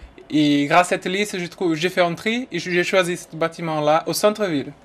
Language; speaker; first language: French; non-native, learner; Portuguese